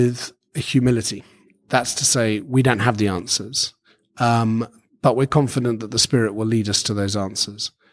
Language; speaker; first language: English; native; English